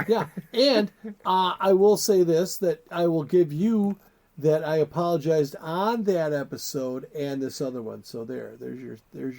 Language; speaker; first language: English; native; English